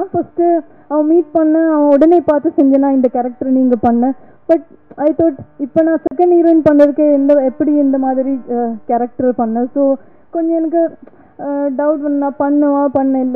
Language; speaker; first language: Tamil; non-native, learner; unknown